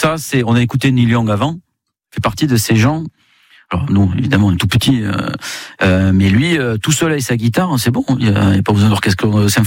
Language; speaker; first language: French; native; French